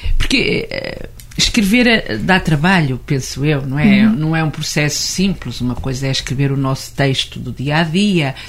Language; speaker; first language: Portuguese; native; Portuguese